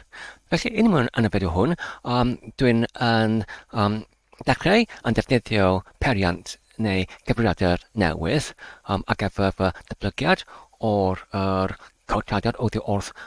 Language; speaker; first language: Welsh; non-native, learner; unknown